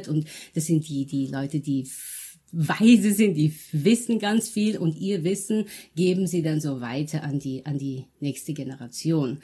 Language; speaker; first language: German; early bilingual, other home language; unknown